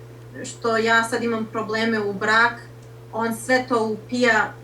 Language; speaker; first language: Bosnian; early bilingual, heritage; Serbian